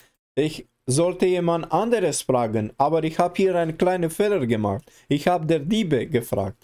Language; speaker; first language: German; non-native, learner; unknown